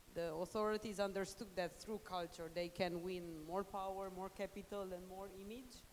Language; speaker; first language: English; non-native, fluent; Romanian